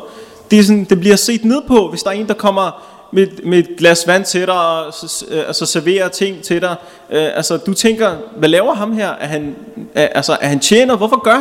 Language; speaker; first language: Danish; early bilingual, other home language; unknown